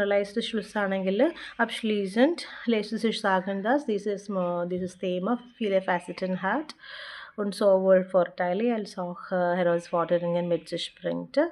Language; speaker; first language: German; non-native, fluent; Malayalam